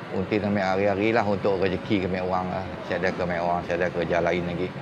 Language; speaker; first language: Malay; native; Malay